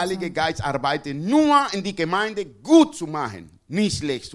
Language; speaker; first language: German; non-native, learner; Spanish